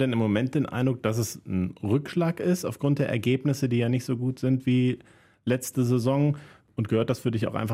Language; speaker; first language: German; native; German